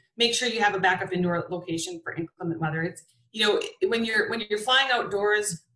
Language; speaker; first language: English; native; English